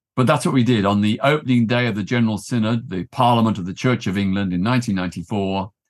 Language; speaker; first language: English; native; English